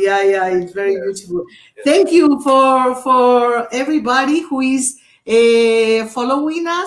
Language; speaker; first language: English; non-native, learner; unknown